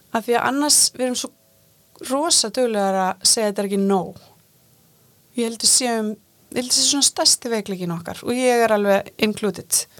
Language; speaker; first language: Icelandic; native; Icelandic